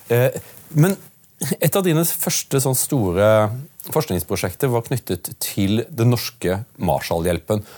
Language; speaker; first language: Norwegian; native; Norwegian